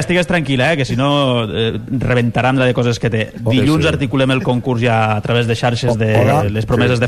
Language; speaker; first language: Catalan; native; Catalan